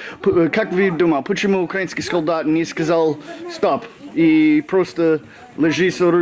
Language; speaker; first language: Russian; non-native, learner; English